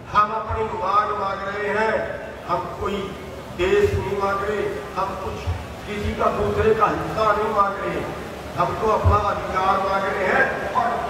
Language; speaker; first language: Hindi; native; Hindi